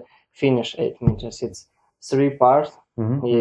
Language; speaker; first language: English; non-native, learner; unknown